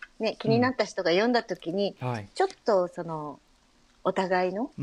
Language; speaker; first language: Japanese; native; Japanese